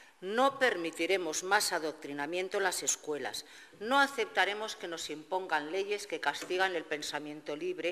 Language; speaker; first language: Spanish; native; Spanish